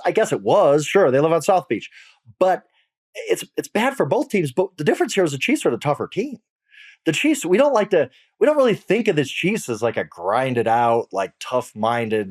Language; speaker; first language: English; native; English